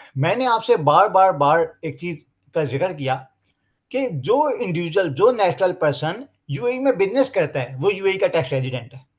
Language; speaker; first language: Urdu; native; Urdu